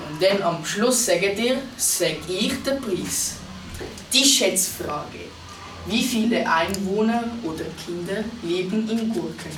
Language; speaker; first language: German; non-native, local second language; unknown